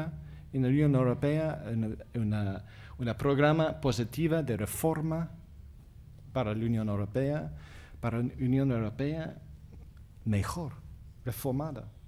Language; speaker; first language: Spanish; non-native, fluent; English